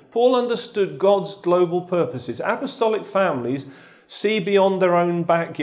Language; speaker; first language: English; native; English